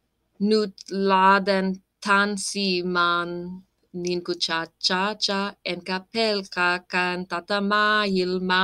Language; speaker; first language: Finnish; non-native, learner; English